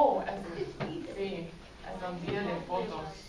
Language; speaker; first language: Spanish; non-native, fluent; English